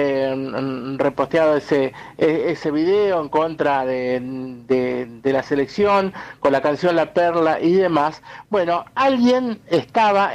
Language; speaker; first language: Spanish; native; Spanish